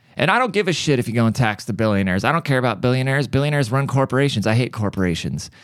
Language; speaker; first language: English; early bilingual, other home language; German